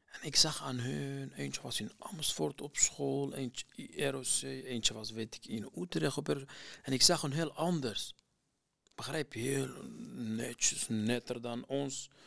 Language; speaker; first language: Dutch; non-native, fluent; Kurdish